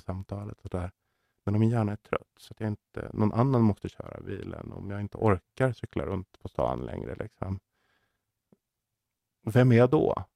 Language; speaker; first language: Swedish; native; Swedish